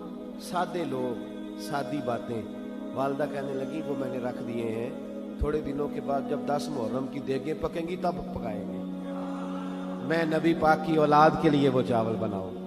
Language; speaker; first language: Urdu; native; Urdu